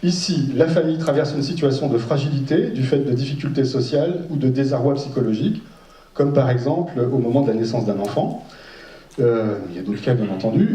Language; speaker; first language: French; native; French